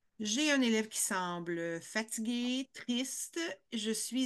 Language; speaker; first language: French; native; French